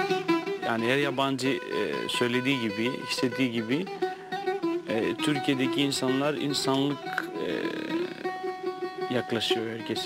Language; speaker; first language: Turkish; non-native, fluent; Greek